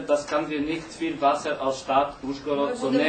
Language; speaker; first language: German; non-native, learner; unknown